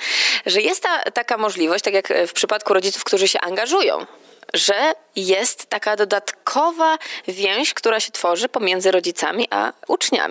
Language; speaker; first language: Polish; native; Polish